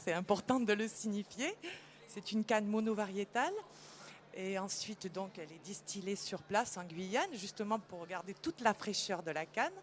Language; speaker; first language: French; native; French